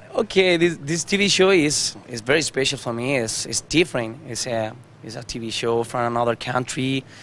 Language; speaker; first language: English; non-native, learner; Spanish